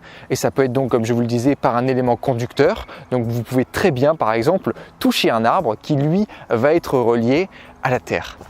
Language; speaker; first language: French; native; French